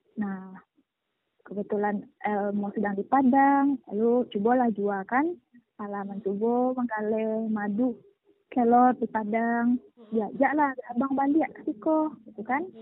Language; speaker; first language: Indonesian; native; Indonesian